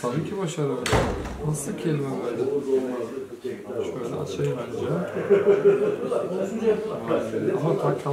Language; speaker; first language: Turkish; native; Turkish